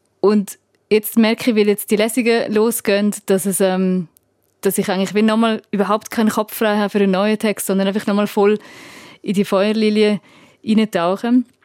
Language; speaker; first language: German; native; German